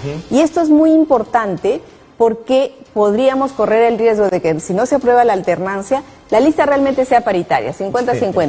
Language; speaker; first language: Spanish; native; Spanish